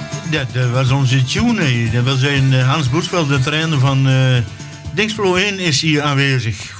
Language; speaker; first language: Dutch; native; Dutch